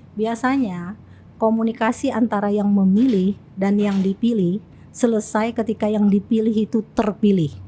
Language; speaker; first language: Indonesian; native; Indonesian